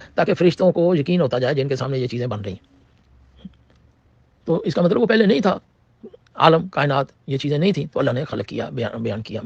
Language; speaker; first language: Urdu; non-native, local second language; Punjabi